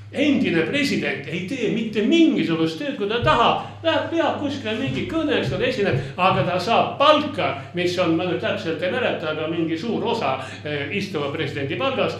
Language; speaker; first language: Estonian; non-native, local second language; Russian